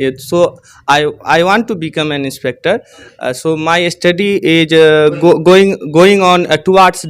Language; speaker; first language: English; non-native, learner; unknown